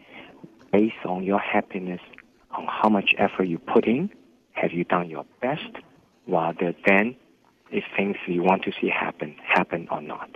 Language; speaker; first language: English; non-native, fluent; Chinese